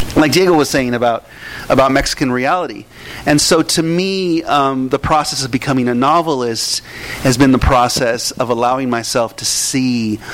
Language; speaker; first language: English; early bilingual, other home language; Spanish